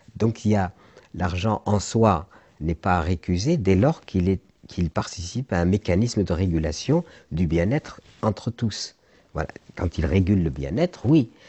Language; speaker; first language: French; non-native, local second language; Arabic